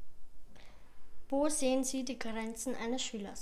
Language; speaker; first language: German; native; German